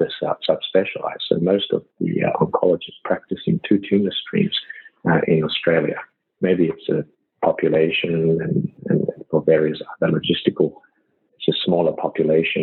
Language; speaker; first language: English; native; English